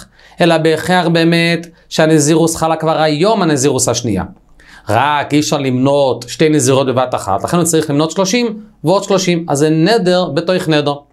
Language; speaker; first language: Hebrew; native; Hebrew